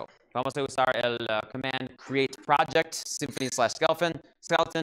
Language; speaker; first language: Spanish; non-native, learner; English